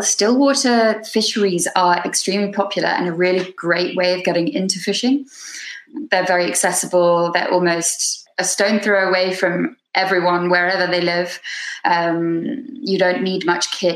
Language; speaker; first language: English; native; English